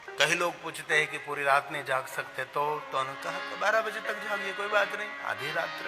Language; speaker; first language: Hindi; non-native, local second language; Gujarati